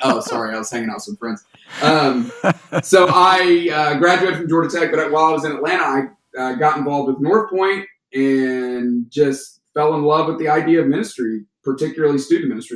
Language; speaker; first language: English; native; English